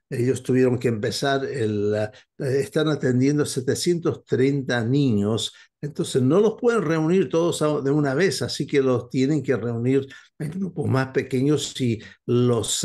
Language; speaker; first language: Spanish; non-native, fluent; English